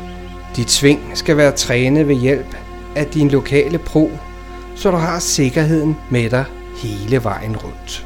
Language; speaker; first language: Danish; native; Danish